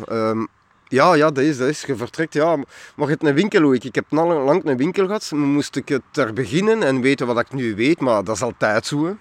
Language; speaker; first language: Dutch; non-native, local second language; French